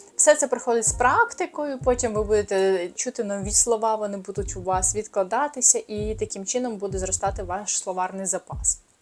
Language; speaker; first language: Ukrainian; native; Ukrainian